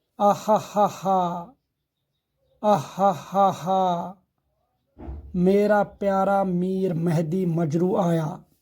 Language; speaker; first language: Urdu; non-native, local second language; Kashmiri